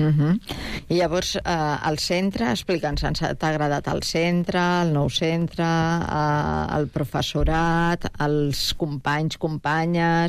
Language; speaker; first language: Catalan; native; Catalan